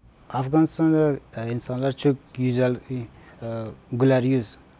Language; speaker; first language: Turkish; non-native, learner; Uzbek